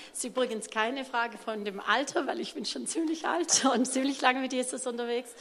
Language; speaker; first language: German; non-native, learner; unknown